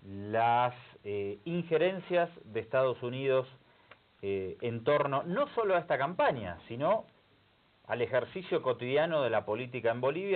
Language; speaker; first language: Spanish; native; Spanish